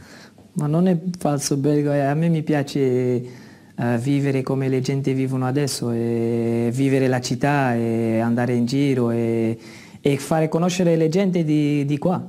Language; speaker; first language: Italian; non-native, fluent; Dutch